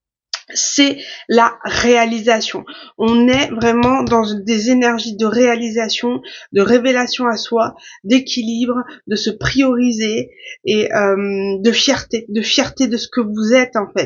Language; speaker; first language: French; native; French